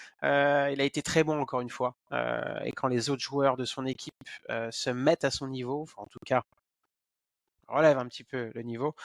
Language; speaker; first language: French; native; French